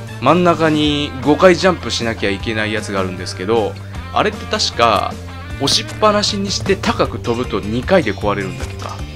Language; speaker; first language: Japanese; native; Japanese